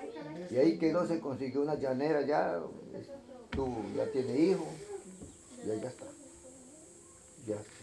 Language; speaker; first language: Spanish; non-native, local second language; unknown